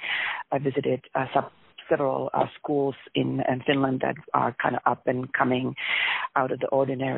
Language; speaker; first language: English; non-native, fluent; Finnish